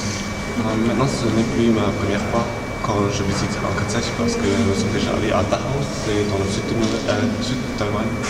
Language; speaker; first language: French; non-native, learner; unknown